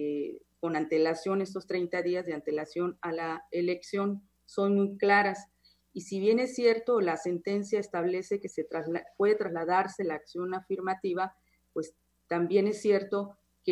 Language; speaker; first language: Spanish; native; Spanish